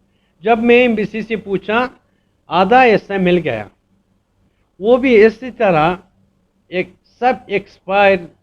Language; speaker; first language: Hindi; non-native, fluent; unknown